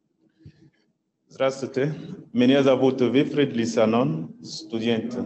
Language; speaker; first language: Russian; non-native, fluent; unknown